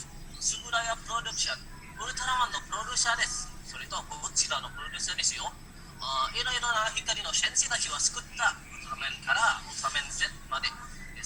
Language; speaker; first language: Japanese; non-native, learner; Indonesian